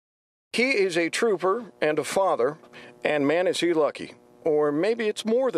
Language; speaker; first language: English; native; English